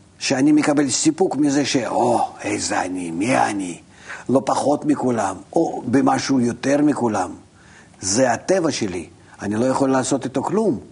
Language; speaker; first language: Hebrew; non-native, fluent; Russian